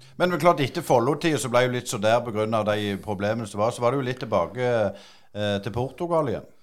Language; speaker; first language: Norwegian; native; Norwegian